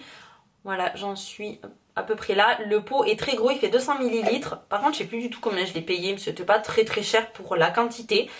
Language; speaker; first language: French; native; French